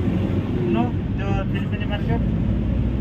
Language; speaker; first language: English; non-native, learner; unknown